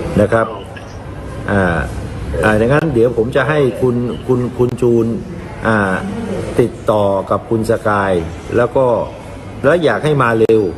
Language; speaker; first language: Thai; native; Thai